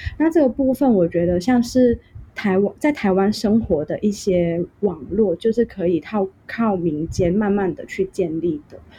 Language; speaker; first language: Chinese; non-native, local second language; Cantonese